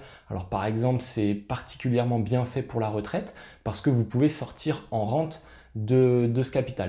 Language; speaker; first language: French; native; French